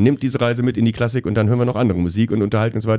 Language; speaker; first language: German; native; German